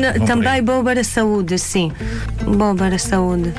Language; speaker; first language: Portuguese; non-native, learner; Arabic